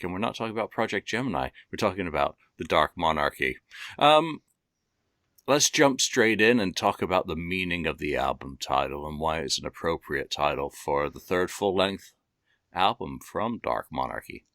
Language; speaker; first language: English; native; English